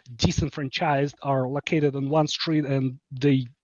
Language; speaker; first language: English; non-native, fluent; Ukrainian